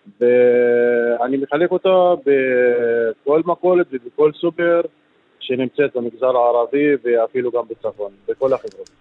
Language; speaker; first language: Hebrew; non-native, local second language; Arabic